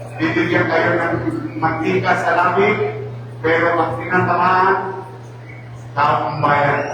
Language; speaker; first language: Filipino; native; Filipino